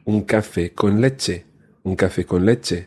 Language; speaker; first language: Spanish; non-native, fluent; English